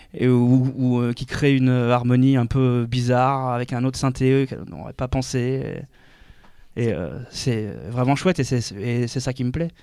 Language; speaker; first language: French; native; French